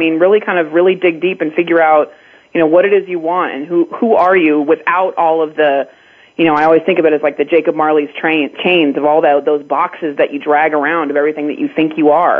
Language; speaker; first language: English; native; English